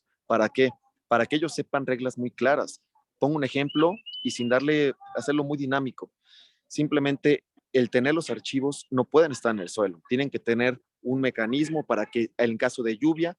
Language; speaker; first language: Spanish; native; Spanish